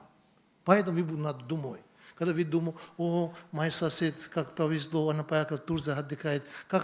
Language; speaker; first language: Russian; non-native, learner; Tibetan